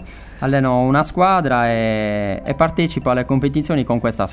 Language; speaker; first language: Italian; native; Italian